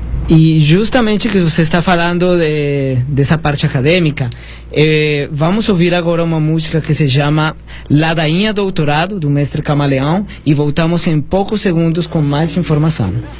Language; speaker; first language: Portuguese; non-native, fluent; Spanish